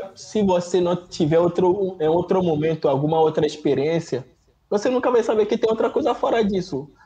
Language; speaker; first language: Portuguese; non-native, fluent; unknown